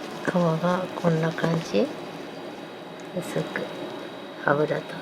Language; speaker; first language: Japanese; native; Japanese